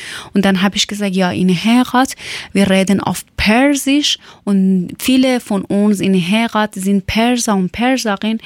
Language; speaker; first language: German; non-native, learner; Persian